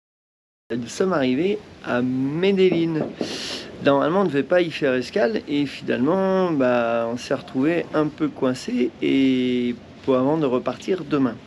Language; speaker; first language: French; native; French